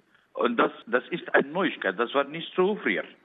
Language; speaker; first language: German; non-native, learner; Arabic